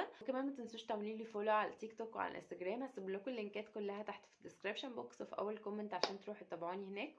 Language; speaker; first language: Arabic; native; Arabic